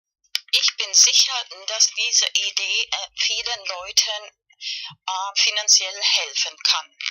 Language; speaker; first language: German; non-native, fluent; Spanish